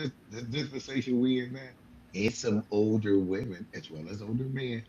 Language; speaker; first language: English; native; English